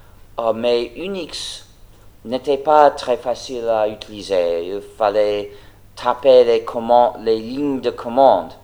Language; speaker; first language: French; non-native, fluent; English